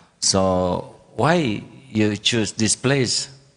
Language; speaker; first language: English; non-native, learner; Indonesian